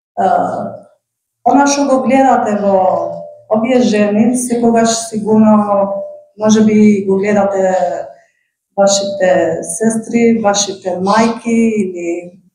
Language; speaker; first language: Macedonian; non-native, local second language; Albanian